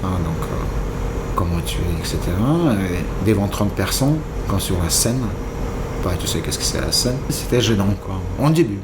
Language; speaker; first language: French; non-native, fluent; Russian